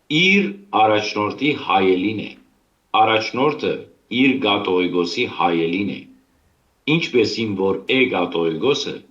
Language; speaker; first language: Armenian; early bilingual, heritage; Armenian